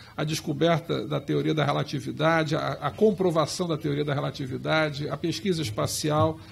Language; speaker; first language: Portuguese; native; Portuguese